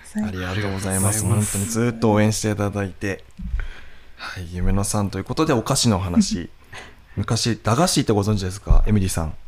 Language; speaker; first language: Japanese; native; Japanese